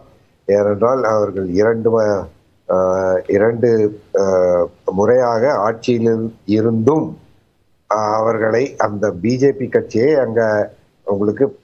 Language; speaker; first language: Tamil; native; Tamil